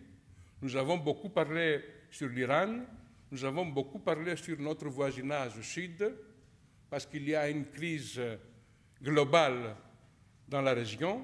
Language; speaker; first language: French; non-native, fluent; Greek